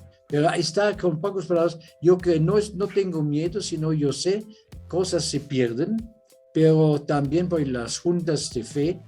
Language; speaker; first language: Spanish; non-native, fluent; German